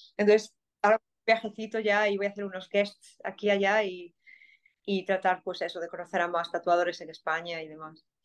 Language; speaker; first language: Spanish; native; Spanish